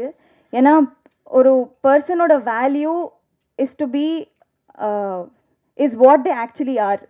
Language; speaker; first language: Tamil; non-native, learner; Telugu